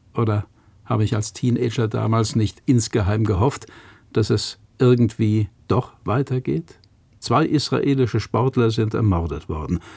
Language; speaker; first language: German; native; German